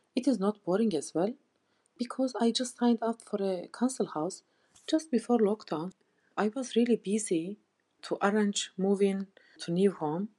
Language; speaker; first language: English; non-native, learner; Turkish